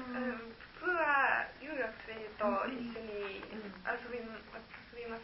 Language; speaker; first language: Japanese; non-native, learner; German